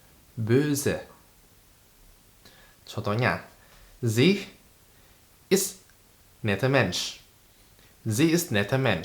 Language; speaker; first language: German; non-native, fluent; Indonesian